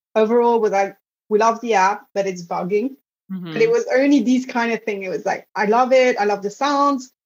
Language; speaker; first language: English; non-native, fluent; French